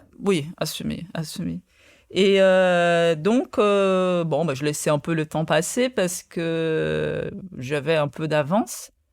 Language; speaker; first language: French; non-native, fluent; Portuguese